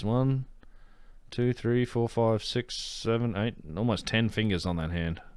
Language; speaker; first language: English; native; English